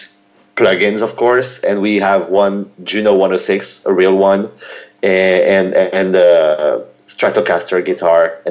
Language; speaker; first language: English; non-native, fluent; French